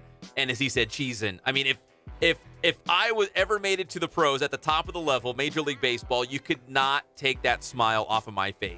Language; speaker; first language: English; native; English